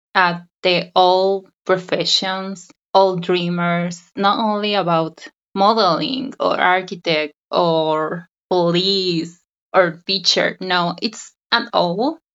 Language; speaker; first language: English; non-native, learner; Spanish